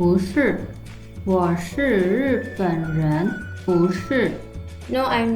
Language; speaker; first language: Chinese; non-native, fluent; Indonesian